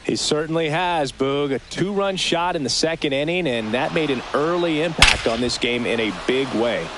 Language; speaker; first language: English; native; English